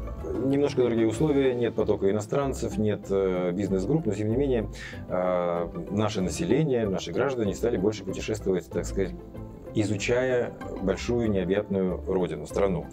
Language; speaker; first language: Russian; native; Russian